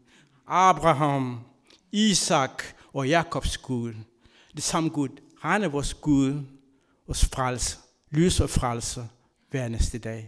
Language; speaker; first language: Danish; non-native, fluent; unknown